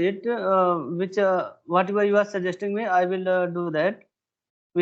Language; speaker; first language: English; non-native, learner; Hindi